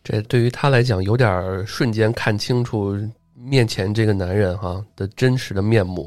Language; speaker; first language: Chinese; native; Chinese